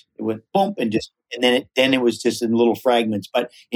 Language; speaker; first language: English; native; English